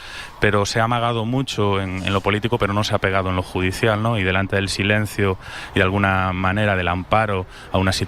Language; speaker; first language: Spanish; non-native, local second language; Galician